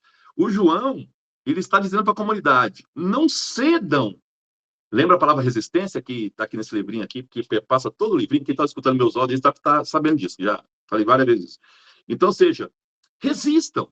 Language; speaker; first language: Portuguese; native; Portuguese